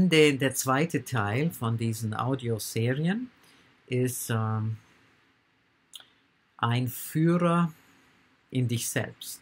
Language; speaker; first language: German; non-native, fluent; English